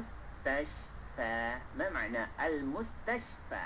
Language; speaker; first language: Arabic; non-native, fluent; Malay